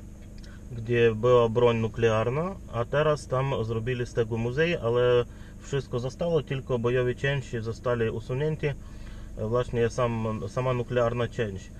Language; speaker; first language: Polish; non-native, learner; Ukrainian